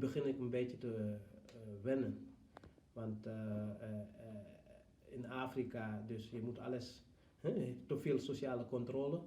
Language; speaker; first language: Dutch; non-native, fluent; Fula